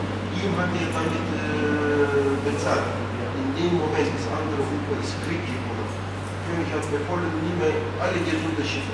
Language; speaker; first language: German; non-native, fluent; Turkish